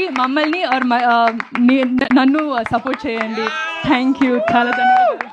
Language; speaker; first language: Telugu; non-native, learner; Tamil